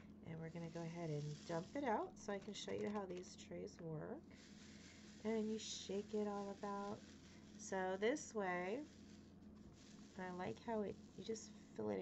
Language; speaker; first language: English; native; English